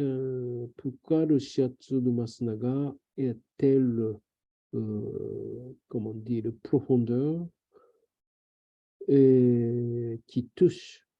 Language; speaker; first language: French; non-native, learner; Japanese